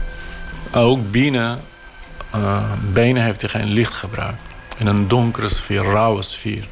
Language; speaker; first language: Dutch; non-native, fluent; Kurdish